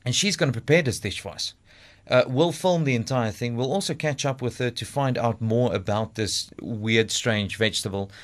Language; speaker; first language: English; non-native, local second language; Afrikaans